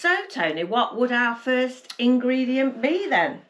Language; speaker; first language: English; native; English